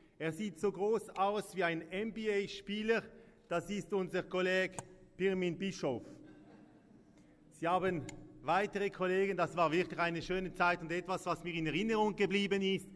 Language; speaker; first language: German; non-native, local second language; French